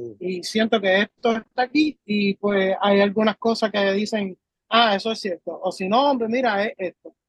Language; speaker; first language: Spanish; early bilingual, heritage; Spanish